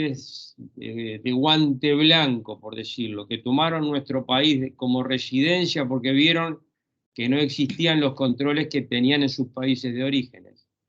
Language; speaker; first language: Spanish; native; Spanish